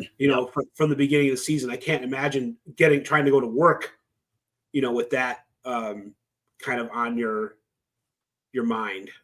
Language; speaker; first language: English; native; English